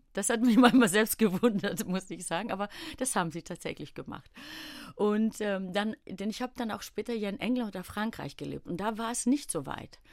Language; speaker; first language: German; early bilingual, other home language; Greek